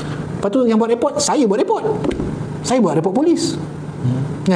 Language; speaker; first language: Malay; native; Malay